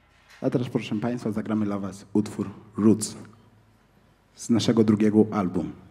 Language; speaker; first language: Polish; non-native, fluent; Spanish